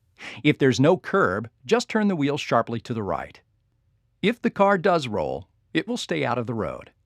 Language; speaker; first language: English; native; English